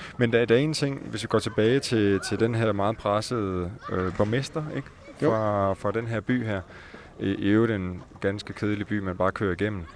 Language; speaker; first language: Danish; native; Danish